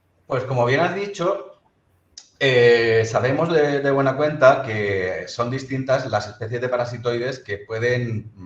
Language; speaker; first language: Spanish; native; Spanish